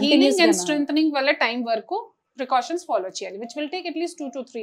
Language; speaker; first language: Telugu; non-native, fluent; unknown